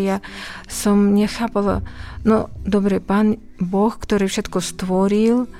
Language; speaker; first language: Slovak; non-native, fluent; Uzbek